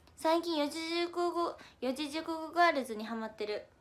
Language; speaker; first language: Japanese; native; Japanese